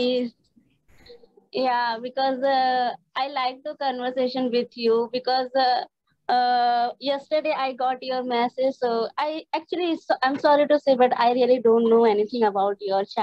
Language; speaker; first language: English; non-native, learner; Hindi